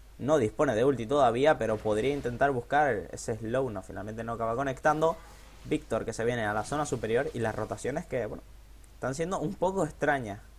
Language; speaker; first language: Spanish; native; Spanish